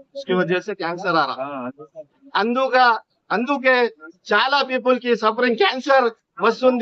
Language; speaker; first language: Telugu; non-native, local second language; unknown